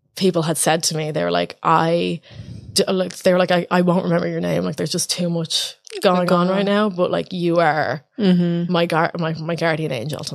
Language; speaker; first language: English; native; English